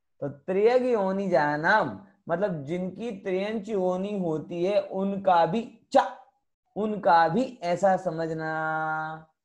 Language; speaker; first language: Hindi; native; Hindi